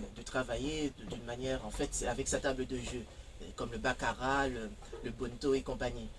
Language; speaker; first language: French; non-native, local second language; Haitian Creole